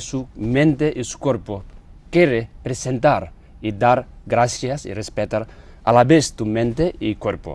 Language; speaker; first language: Spanish; non-native, learner; Tibetan